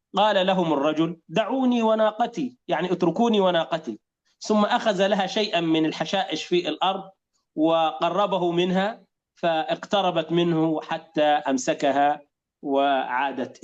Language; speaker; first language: Arabic; native; Arabic